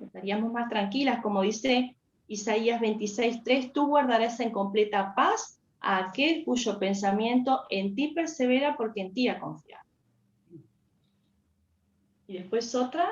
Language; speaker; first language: Spanish; native; Spanish